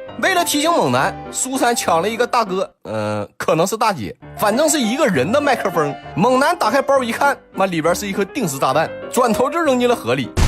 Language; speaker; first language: Chinese; native; Chinese